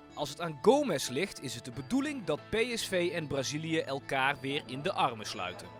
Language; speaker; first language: Dutch; native; Dutch